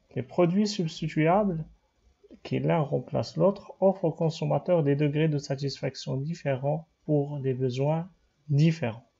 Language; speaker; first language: French; non-native, local second language; Arabic